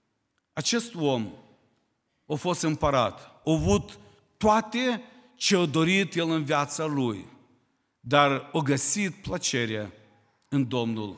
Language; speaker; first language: Romanian; non-native, local second language; Ukrainian